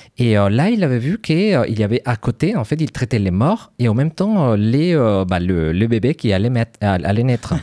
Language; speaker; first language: French; non-native, fluent; Spanish